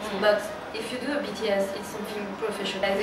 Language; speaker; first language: English; non-native, learner; French